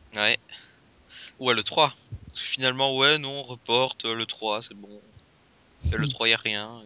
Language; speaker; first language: French; native; French